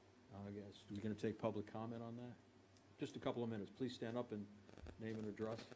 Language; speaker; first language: English; native; English